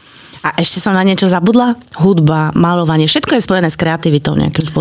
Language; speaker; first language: Slovak; native; Slovak